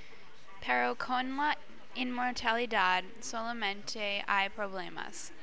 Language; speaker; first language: Spanish; non-native, learner; English